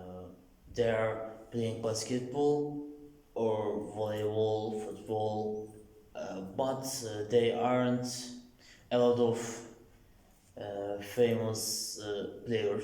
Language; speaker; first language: English; non-native, learner; Turkish